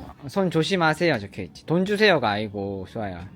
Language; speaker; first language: Korean; native; Korean